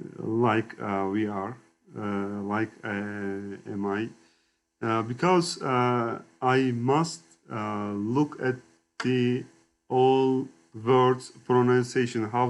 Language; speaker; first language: English; non-native, learner; Turkish